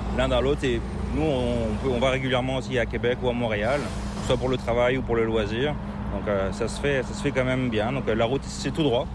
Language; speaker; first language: French; native; French